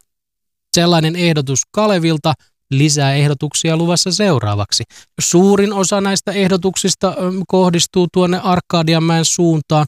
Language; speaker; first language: Finnish; native; Finnish